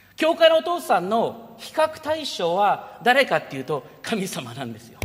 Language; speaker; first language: Japanese; early bilingual, heritage; Japanese